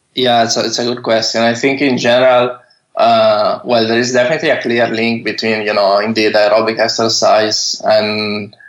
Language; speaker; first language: English; non-native, fluent; Italian